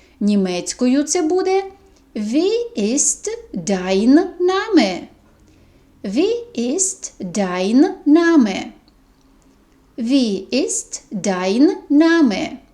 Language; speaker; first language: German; non-native, fluent; Ukrainian